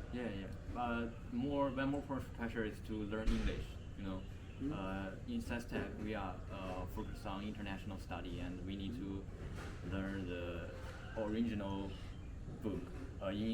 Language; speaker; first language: English; non-native, learner; Chinese